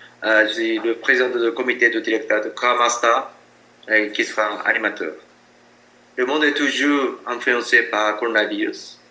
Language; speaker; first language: French; non-native, learner; Japanese